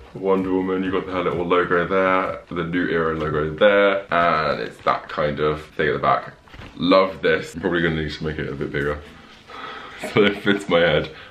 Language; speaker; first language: English; native; English